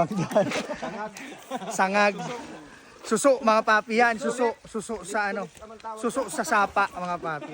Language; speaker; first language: Filipino; non-native, local second language; Bikol